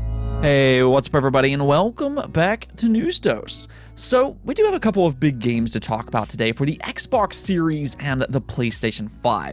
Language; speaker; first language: English; native; English